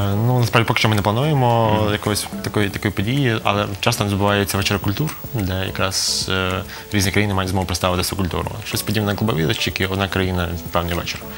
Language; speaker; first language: Ukrainian; native; Ukrainian